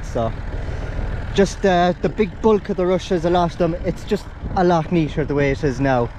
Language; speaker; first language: English; native; English